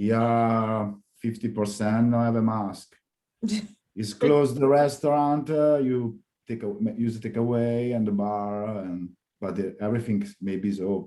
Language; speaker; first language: English; non-native, learner; Italian